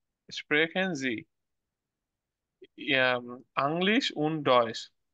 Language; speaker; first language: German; non-native, learner; Bangla